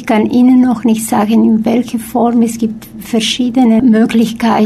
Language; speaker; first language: German; non-native, fluent; Spanish